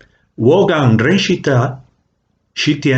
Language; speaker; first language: Chinese; non-native, fluent; Catalan